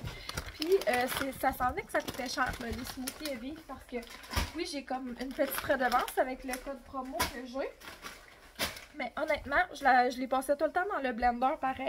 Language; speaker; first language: French; native; French